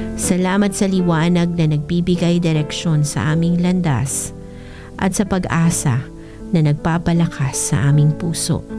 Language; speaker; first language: Filipino; non-native, local second language; Bikol